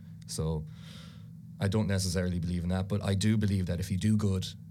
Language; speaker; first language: English; non-native, local second language; Irish